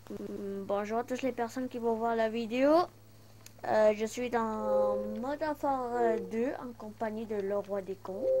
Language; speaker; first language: French; non-native, local second language; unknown